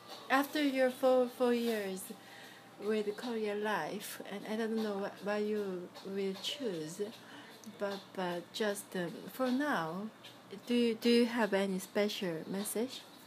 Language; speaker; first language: English; non-native, learner; Korean